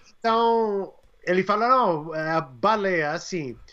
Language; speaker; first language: Portuguese; non-native, learner; English